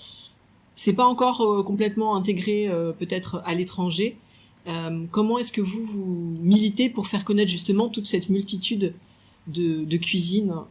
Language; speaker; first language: French; native; French